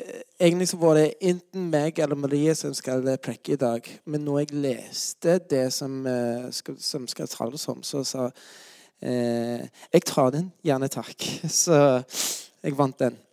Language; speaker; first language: Norwegian; non-native, fluent; English